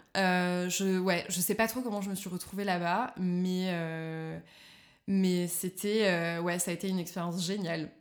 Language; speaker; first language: French; native; French